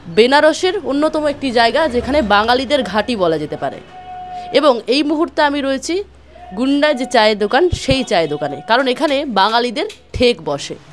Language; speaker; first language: Bangla; native; Bangla